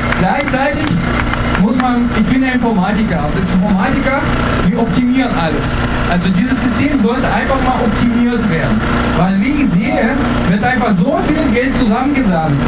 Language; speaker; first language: German; non-native, fluent; Russian